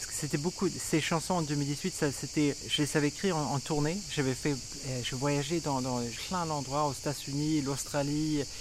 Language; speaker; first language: French; non-native, fluent; Swedish